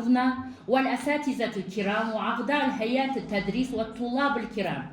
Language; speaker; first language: Arabic; non-native, fluent; Kazakh